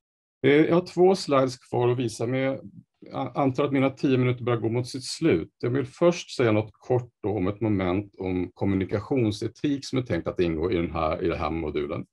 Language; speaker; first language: Swedish; native; Swedish